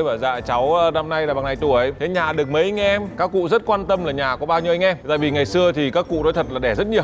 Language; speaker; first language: Vietnamese; native; Vietnamese